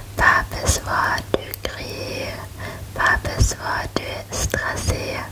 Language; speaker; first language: French; non-native, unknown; German